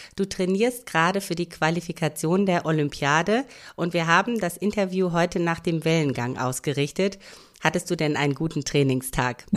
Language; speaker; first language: German; native; German